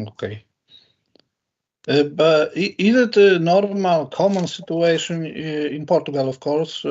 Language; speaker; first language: English; non-native, learner; Polish